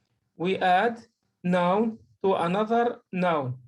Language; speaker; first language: English; non-native, learner; Arabic